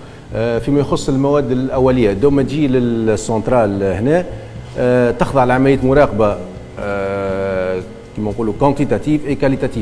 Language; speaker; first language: Arabic; native; Arabic